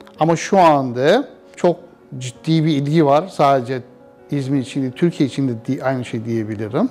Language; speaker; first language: Turkish; non-native, fluent; Persian